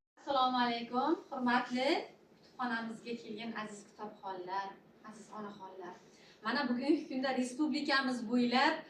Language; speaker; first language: Uzbek; native; Uzbek